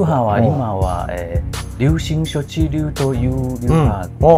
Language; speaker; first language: Japanese; non-native, learner; Chinese